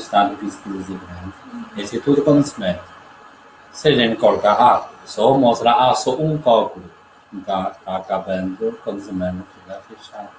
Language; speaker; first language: Portuguese; non-native, learner; Chinese